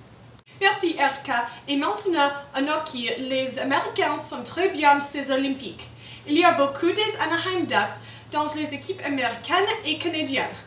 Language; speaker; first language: French; non-native, learner; English